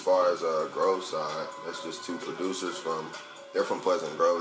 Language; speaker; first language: English; native; English